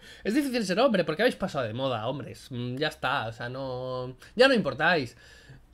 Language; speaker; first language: Spanish; native; Spanish